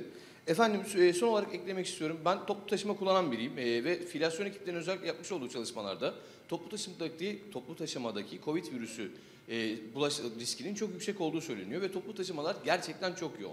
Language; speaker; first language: Turkish; native; Turkish